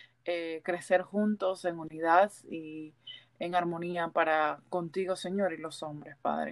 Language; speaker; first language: Spanish; early bilingual, heritage; Spanish